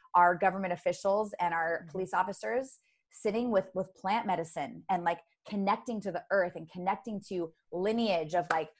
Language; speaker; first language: English; native; English